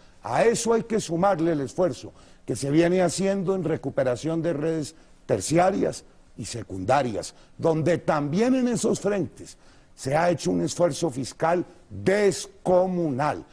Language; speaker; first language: Spanish; native; Spanish